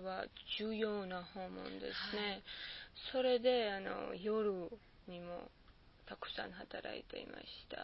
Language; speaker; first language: Japanese; non-native, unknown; Georgian